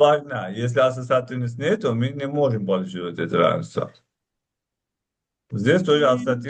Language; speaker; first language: Russian; non-native, local second language; Uzbek